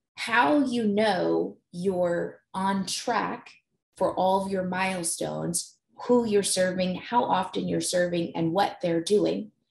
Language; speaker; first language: English; native; English